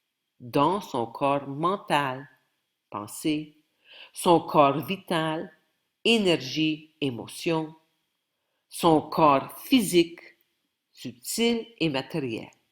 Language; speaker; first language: French; native; French